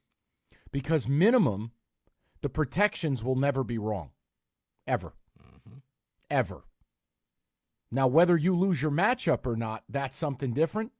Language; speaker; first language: English; native; English